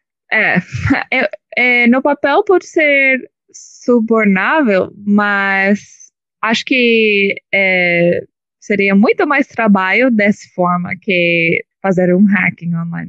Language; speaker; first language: Portuguese; non-native, learner; English